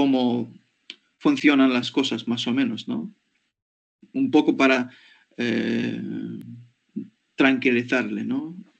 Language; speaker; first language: Spanish; non-native, fluent; Ukrainian